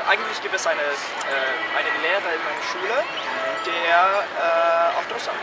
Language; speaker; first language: German; non-native, learner; English